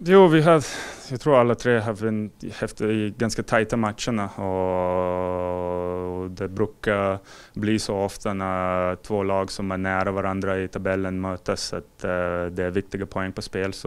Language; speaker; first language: Swedish; non-native, fluent; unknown